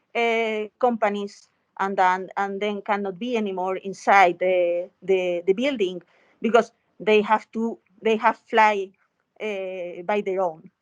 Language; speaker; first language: English; non-native, fluent; Spanish